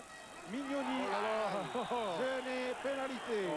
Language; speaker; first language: French; native; French